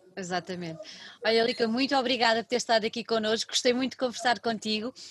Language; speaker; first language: Portuguese; native; Portuguese